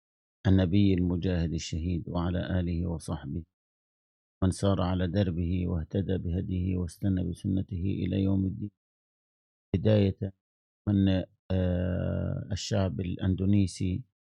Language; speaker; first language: Arabic; native; Arabic